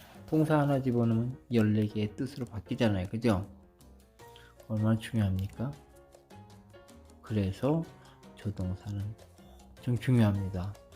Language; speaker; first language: Korean; native; Korean